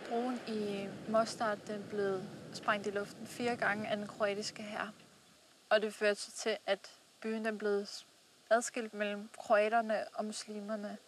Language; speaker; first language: Danish; early bilingual, other home language; Bosnian